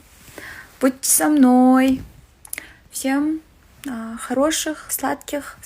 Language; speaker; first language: Russian; non-native, local second language; Kyrgyz